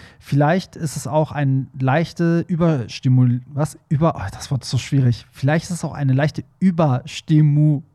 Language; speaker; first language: German; native; German